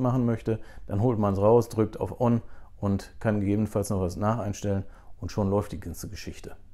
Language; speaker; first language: German; native; German